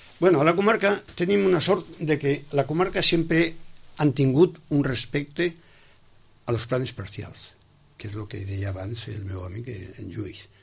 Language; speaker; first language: Catalan; non-native, local second language; Spanish